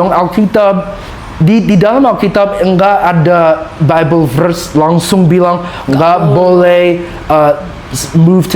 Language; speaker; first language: Indonesian; non-native, learner; English